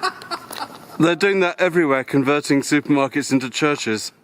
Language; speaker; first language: English; native; English